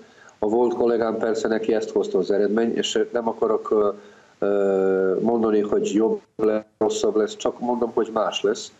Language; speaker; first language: Hungarian; non-native, fluent; Serbian